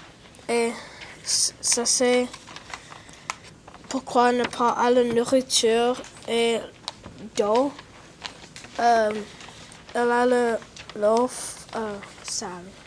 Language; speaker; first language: French; non-native, learner; English